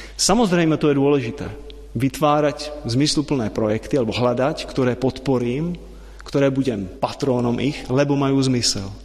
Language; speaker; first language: Slovak; non-native, fluent; Czech